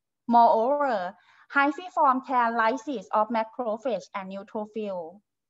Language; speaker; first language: English; non-native, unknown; Thai